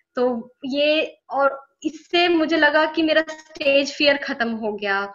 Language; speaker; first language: Hindi; native; Hindi